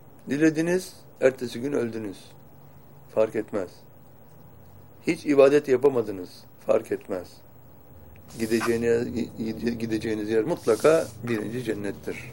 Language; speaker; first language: Turkish; native; Turkish